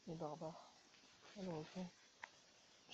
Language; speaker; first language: French; native; French